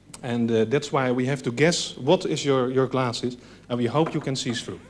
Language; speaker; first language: English; non-native, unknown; Dutch